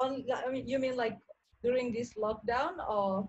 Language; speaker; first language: English; non-native, learner; Indonesian